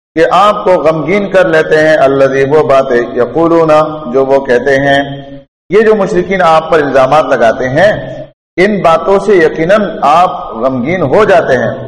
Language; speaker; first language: Urdu; non-native, local second language; Pashto